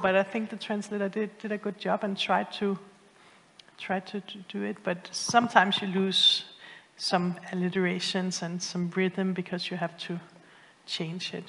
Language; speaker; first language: English; non-native, fluent; Danish